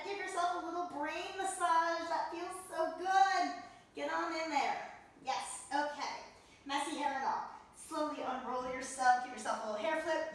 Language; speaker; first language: English; native; English